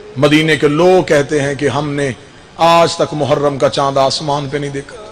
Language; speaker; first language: Urdu; non-native, local second language; Punjabi